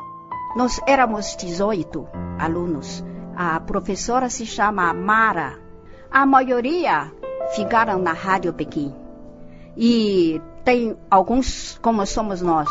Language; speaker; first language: Portuguese; non-native, fluent; Chinese